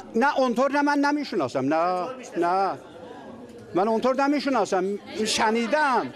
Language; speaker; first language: Persian; non-native, local second language; Azerbaijani